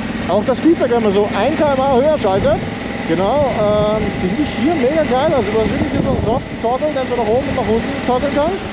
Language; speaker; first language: German; native; German